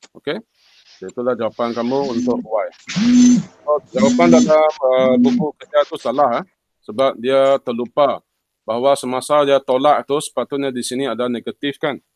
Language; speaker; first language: Malay; non-native, local second language; Chinese